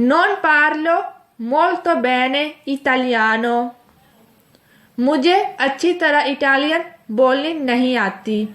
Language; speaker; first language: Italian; non-native, fluent; Urdu